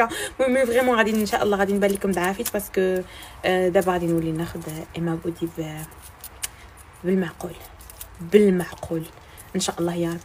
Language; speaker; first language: Arabic; native; Arabic